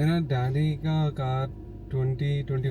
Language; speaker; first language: Hindi; non-native, local second language; Telugu